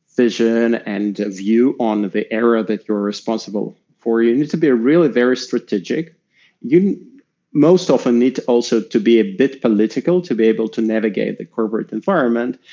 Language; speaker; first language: English; non-native, fluent; Russian